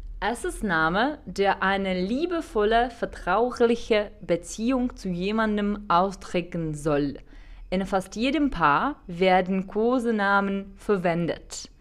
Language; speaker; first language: German; non-native, fluent; Czech